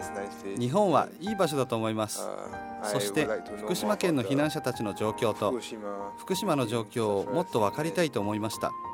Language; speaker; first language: Japanese; non-native, fluent; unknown